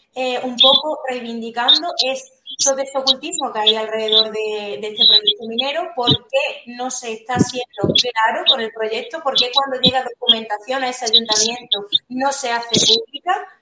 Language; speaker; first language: Spanish; native; Spanish